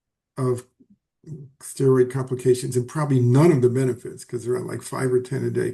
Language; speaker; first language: English; native; English